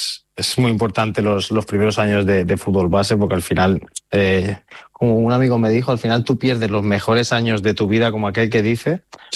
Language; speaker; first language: Spanish; native; Spanish